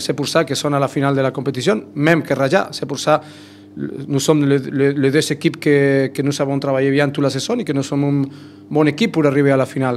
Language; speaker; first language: French; non-native, fluent; Spanish